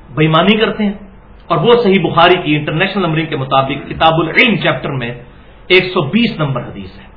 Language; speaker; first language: Urdu; non-native, local second language; Punjabi